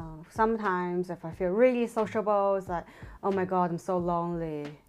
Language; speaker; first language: English; non-native, fluent; Chinese